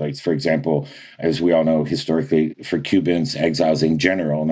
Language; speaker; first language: English; native; English